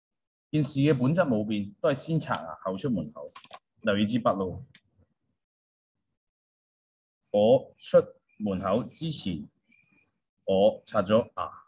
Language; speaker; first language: Chinese; native; Chinese